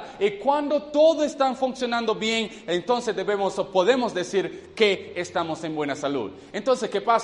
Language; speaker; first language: Spanish; non-native, fluent; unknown